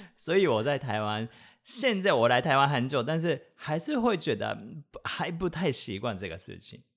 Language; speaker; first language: Chinese; non-native, fluent; Japanese